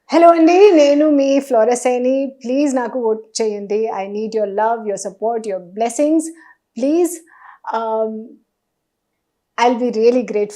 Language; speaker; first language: Telugu; non-native, local second language; Hindi